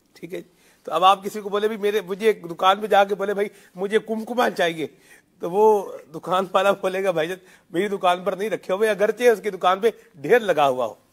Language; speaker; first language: Urdu; non-native, local second language; Punjabi